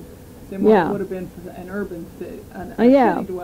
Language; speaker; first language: English; native; English